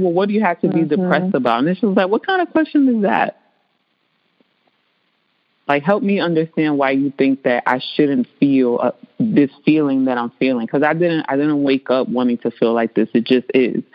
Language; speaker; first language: English; early bilingual, other home language; Spanish